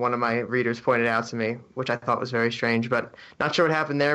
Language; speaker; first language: English; native; English